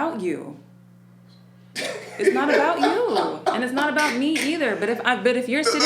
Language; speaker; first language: English; native; English